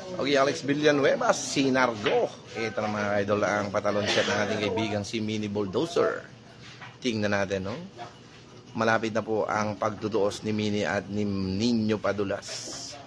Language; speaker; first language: Filipino; native; Filipino